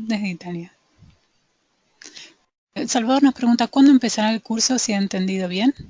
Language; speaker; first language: Spanish; native; Spanish